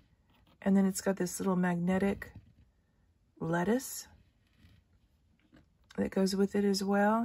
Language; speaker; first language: English; native; English